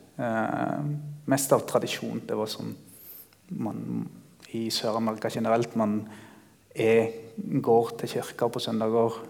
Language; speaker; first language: Norwegian; early bilingual, other home language; Spanish